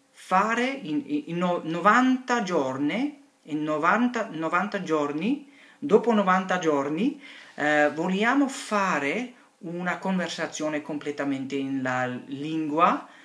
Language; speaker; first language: Italian; non-native, learner; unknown